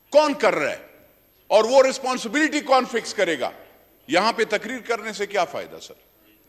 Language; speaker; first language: Urdu; native; Urdu